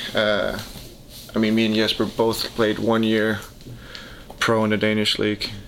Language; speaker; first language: English; early bilingual, heritage; Danish